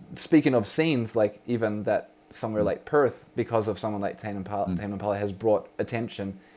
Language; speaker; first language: English; native; English